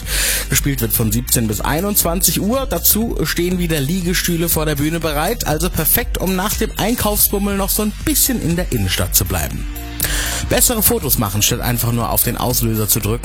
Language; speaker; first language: German; native; German